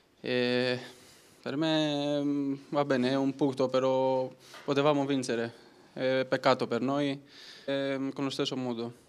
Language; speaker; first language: Italian; non-native, learner; Greek